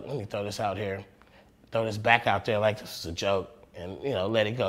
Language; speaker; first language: English; native; English